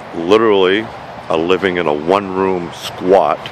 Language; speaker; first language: English; native; English